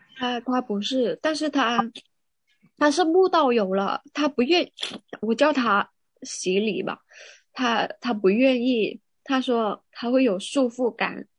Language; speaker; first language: Chinese; non-native, local second language; Cantonese